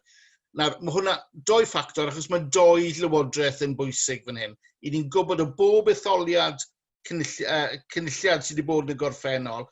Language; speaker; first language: Welsh; native; Welsh